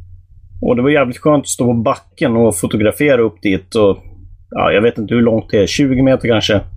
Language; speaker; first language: Swedish; native; Swedish